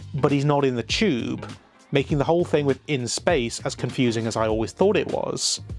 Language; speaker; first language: English; native; English